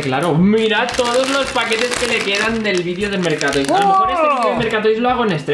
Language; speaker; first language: Spanish; native; Spanish